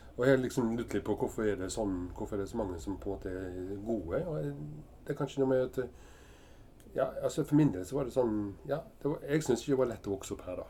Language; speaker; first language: Norwegian; early bilingual, heritage; Norwegian